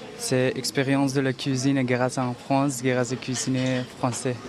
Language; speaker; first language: French; non-native, learner; Persian